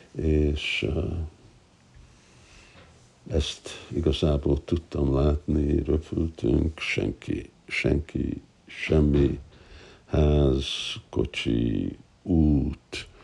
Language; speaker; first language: Hungarian; non-native, fluent; English